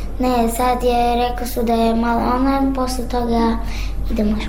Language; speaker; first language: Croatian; non-native, learner; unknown